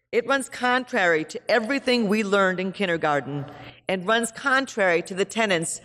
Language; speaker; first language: English; native; English